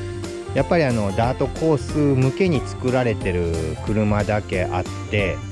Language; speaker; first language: Japanese; native; Japanese